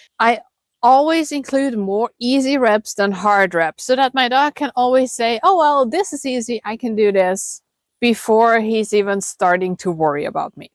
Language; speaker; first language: English; non-native, fluent; German